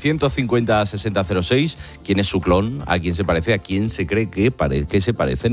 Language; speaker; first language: Spanish; native; Spanish